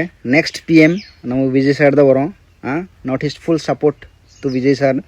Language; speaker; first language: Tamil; non-native, learner; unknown